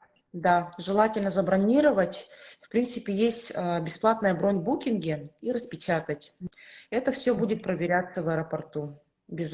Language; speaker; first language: Russian; native; Russian